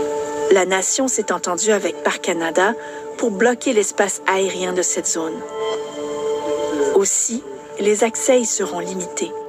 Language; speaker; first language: French; native; French